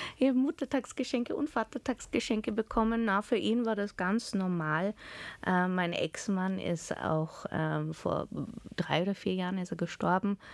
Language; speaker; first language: German; early bilingual, heritage; German